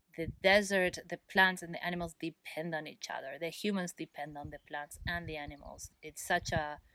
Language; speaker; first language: English; non-native, fluent; Spanish